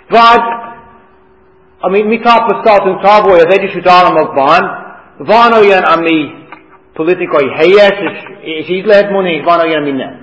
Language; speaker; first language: Hungarian; non-native, fluent; English